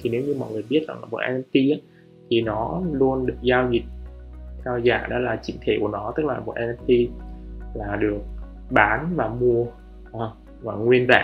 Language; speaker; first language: Vietnamese; native; Vietnamese